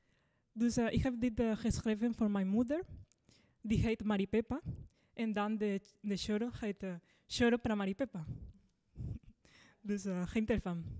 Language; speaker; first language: Dutch; non-native, fluent; Spanish